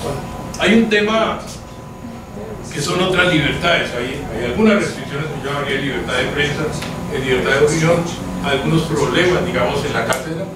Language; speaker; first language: Spanish; native; Spanish